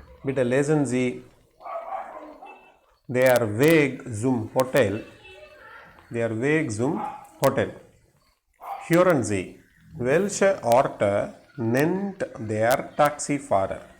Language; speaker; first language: German; non-native, learner; Tamil